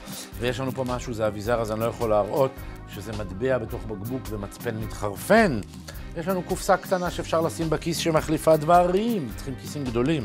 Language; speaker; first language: Hebrew; native; Hebrew